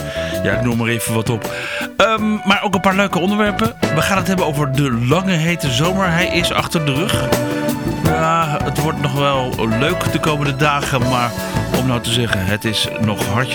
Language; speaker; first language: Dutch; native; Dutch